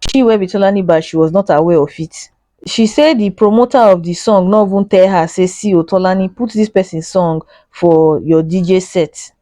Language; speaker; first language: Nigerian Pidgin; native; Nigerian Pidgin